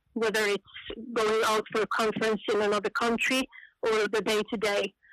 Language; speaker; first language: English; non-native, fluent; Finnish